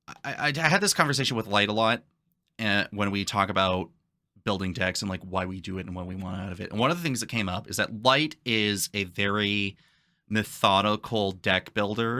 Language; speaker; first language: English; native; English